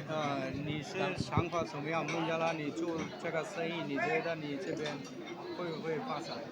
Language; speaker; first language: Chinese; non-native, fluent; Bangla